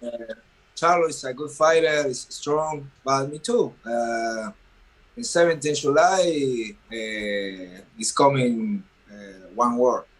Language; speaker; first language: English; non-native, learner; Spanish